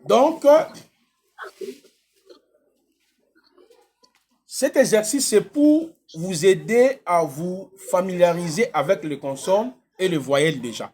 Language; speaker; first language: French; non-native, local second language; Lingala